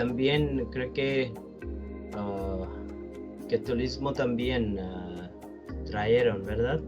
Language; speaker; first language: Spanish; non-native, learner; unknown